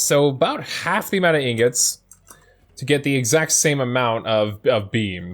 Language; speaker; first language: English; native; English